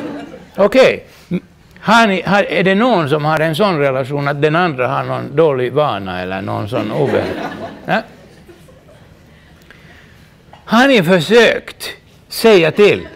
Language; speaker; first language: Swedish; non-native, local second language; Finnish